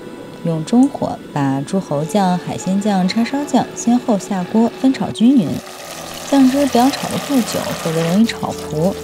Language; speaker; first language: Chinese; native; Chinese